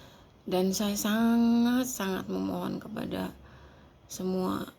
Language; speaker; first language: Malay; non-native, local second language; Javanese